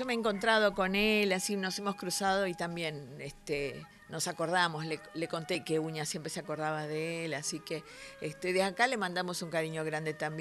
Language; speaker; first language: Spanish; native; Spanish